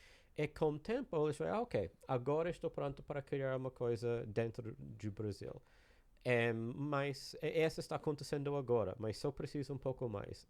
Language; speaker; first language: Portuguese; non-native, learner; English